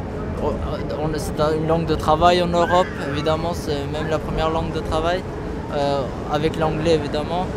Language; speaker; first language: French; non-native, fluent; Albanian